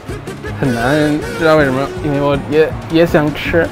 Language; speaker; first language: Chinese; non-native, fluent; English